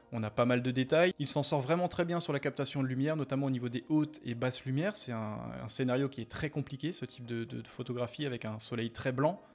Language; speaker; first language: French; native; French